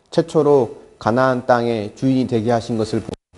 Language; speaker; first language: Korean; native; Korean